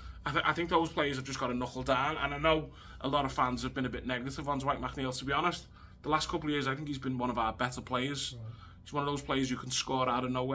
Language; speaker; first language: English; native; English